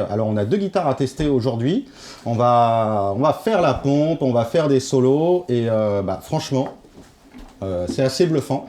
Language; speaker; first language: French; native; French